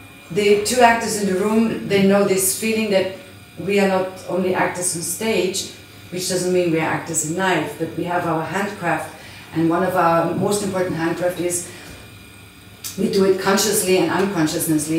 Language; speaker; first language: English; non-native, fluent; German